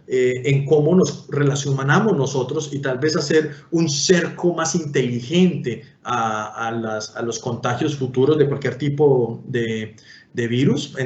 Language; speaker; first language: Spanish; native; Spanish